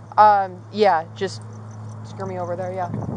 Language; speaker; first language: English; native; English